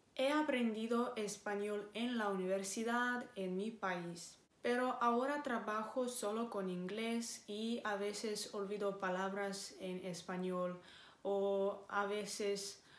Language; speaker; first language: Spanish; non-native, fluent; Romanian